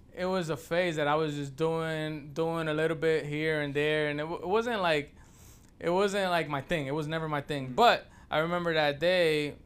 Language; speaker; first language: English; early bilingual, other home language; Spanish